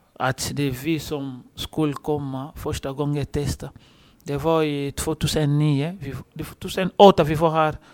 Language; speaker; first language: Swedish; non-native, fluent; Lingala